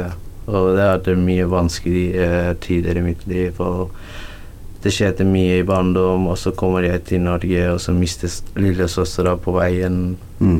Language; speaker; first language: Norwegian; non-native, learner; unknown